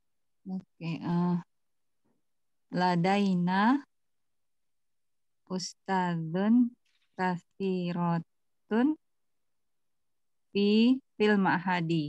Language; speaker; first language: Arabic; non-native, learner; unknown